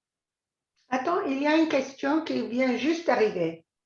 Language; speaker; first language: French; non-native, fluent; English